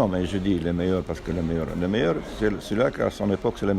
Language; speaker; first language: French; non-native, fluent; Romanian